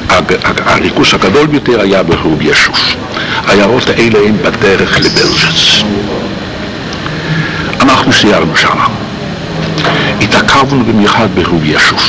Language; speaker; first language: Hebrew; non-native, fluent; Polish